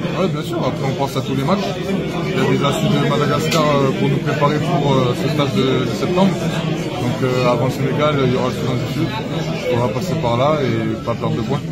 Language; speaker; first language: French; native; French